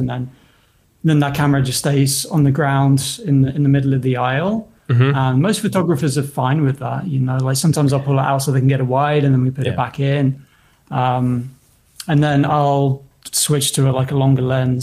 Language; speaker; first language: English; native; English